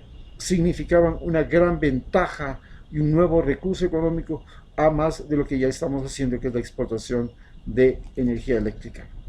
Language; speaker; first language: Spanish; native; Spanish